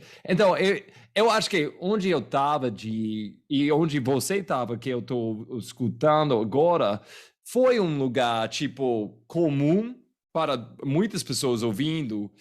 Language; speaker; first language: Portuguese; non-native, fluent; English